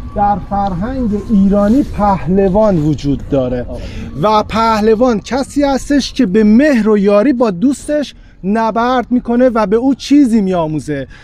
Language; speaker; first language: Persian; native; Persian